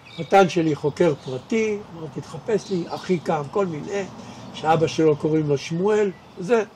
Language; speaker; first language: Hebrew; native; Hebrew